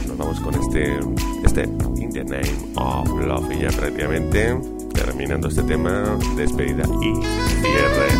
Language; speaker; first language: Spanish; native; Spanish